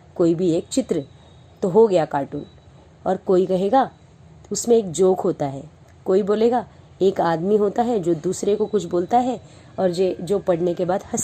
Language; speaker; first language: Hindi; non-native, local second language; Marathi